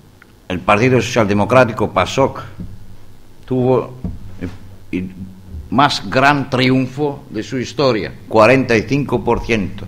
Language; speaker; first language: Spanish; non-native, fluent; Greek